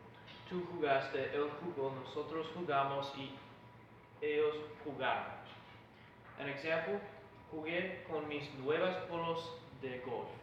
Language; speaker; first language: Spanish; non-native, learner; English